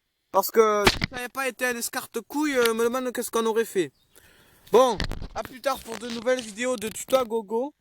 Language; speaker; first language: French; native; French